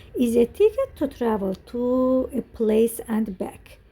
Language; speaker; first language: English; non-native, learner; Azerbaijani